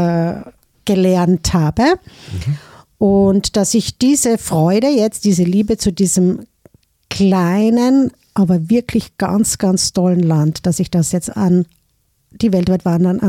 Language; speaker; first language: German; native; German